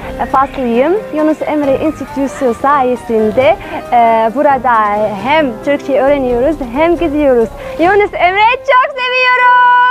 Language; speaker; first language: Turkish; non-native, learner; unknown